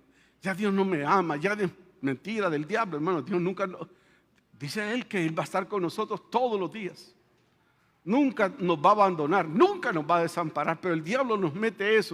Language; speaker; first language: Spanish; native; Spanish